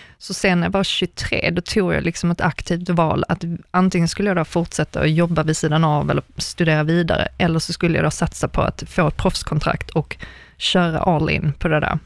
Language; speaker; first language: Swedish; native; Swedish